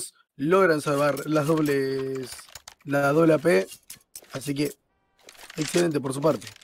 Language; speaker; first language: Spanish; native; Spanish